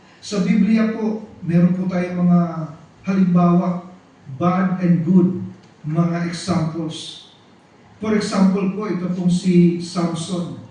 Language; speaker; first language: Filipino; non-native, local second language; Cebuano